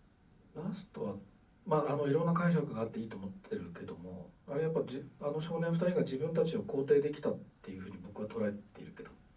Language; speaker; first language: Japanese; native; Japanese